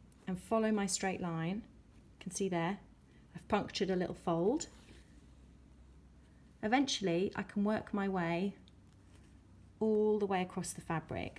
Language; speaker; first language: English; native; English